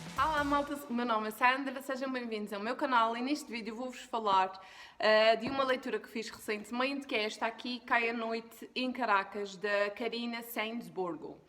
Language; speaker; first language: Portuguese; native; Portuguese